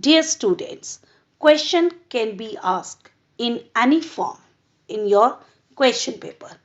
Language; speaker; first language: English; non-native, local second language; Punjabi